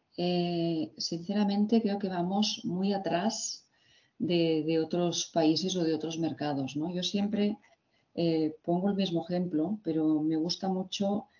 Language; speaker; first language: Spanish; native; Spanish